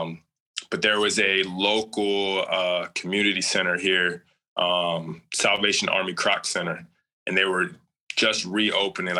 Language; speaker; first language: English; native; English